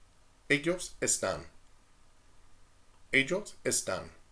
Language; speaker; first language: Spanish; non-native, fluent; English